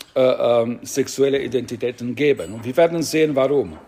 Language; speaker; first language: German; non-native, fluent; Romanian